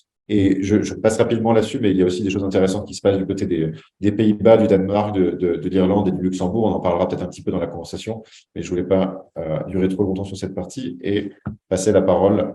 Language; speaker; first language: French; native; French